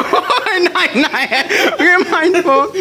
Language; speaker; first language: German; non-native, learner; Bangla